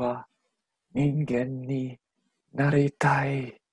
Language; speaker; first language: Japanese; non-native, learner; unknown